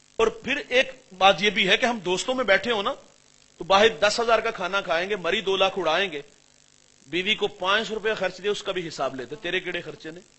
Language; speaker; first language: Urdu; non-native, local second language; Punjabi